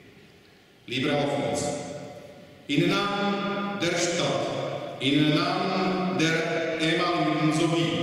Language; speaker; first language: German; non-native, fluent; Czech